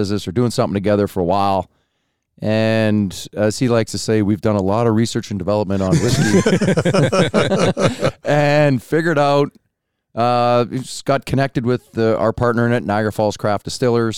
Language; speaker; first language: English; native; English